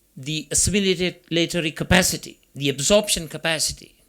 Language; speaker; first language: English; non-native, local second language; Sinhala